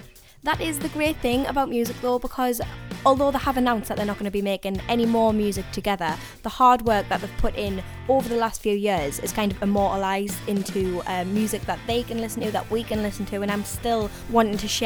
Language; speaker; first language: English; native; English